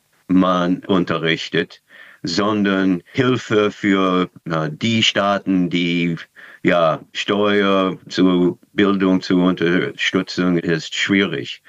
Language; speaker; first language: German; non-native, fluent; English